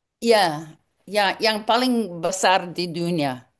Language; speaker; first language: Indonesian; non-native, learner; English